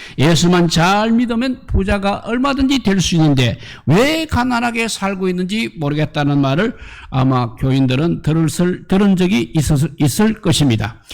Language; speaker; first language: Korean; native; Korean